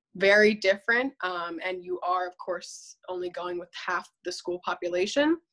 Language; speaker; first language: English; native; English